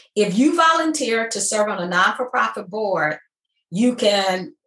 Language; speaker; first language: English; native; English